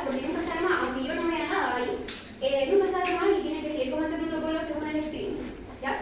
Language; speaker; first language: Spanish; native; Spanish